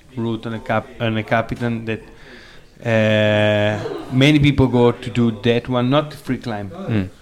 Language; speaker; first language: English; non-native, learner; Italian